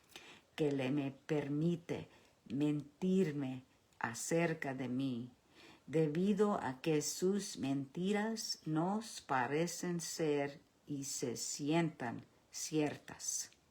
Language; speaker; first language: Spanish; early bilingual, heritage; Spanish